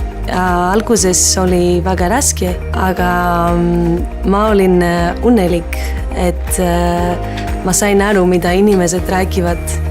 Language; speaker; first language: Estonian; non-native, learner; Greek